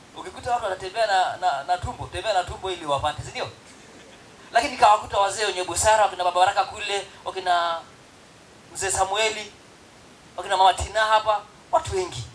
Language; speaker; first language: Swahili; non-native, local second language; Masai